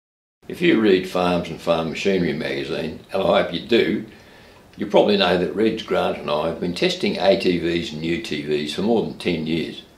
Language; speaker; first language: English; native; English